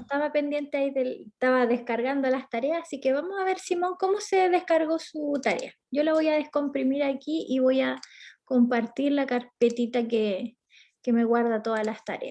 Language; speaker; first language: Spanish; native; Spanish